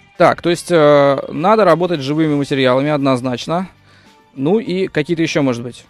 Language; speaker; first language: Russian; native; Russian